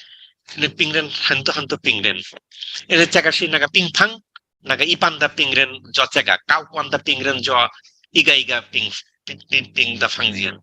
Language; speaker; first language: Chinese; non-native, learner; Bangla